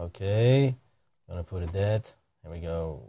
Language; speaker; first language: English; non-native, fluent; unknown